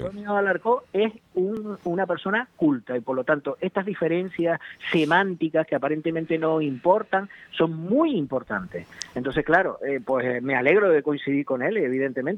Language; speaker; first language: Spanish; native; Spanish